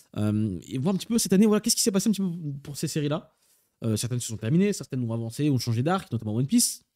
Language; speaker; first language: French; native; French